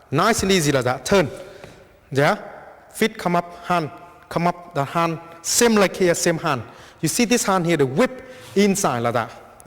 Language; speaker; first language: English; non-native, fluent; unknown